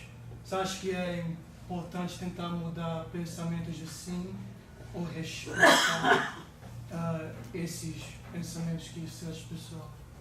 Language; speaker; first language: Portuguese; early bilingual, heritage; English